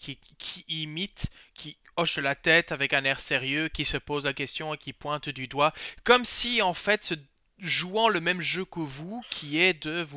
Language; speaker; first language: French; native; French